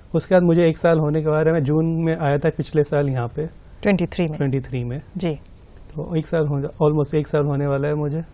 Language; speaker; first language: Hindi; native; Hindi